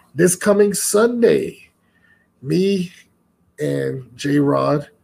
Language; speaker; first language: English; native; English